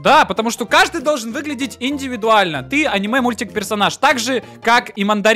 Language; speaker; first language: Russian; native; Russian